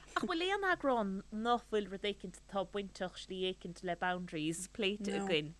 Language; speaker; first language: Irish; native; Irish